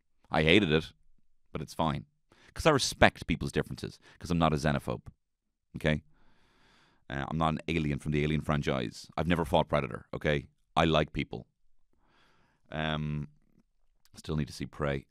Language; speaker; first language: English; native; English